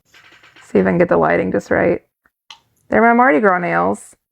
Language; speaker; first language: English; native; English